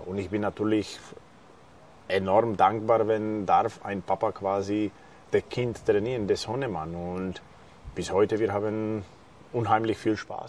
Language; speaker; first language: German; non-native, fluent; Slovak